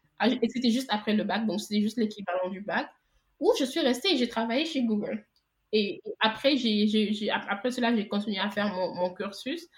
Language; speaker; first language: French; non-native, local second language; Wolof